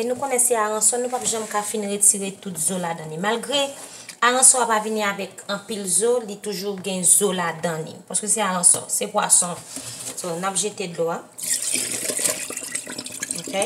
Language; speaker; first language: French; non-native, learner; Haitian Creole